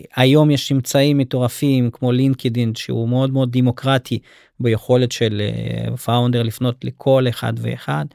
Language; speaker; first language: Hebrew; non-native, fluent; Russian